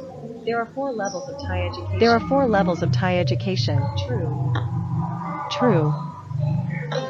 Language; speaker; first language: English; non-native, learner; Thai